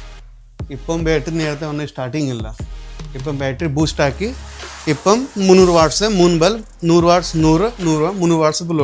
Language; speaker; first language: Malayalam; non-native, learner; Hindi